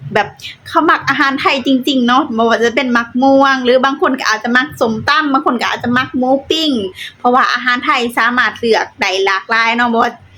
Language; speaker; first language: Thai; native; Thai